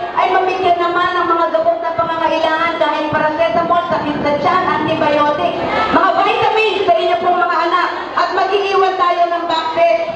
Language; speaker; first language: Filipino; native; Filipino